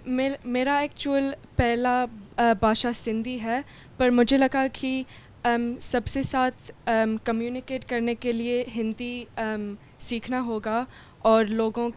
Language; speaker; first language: Hindi; non-native, learner; Sindhi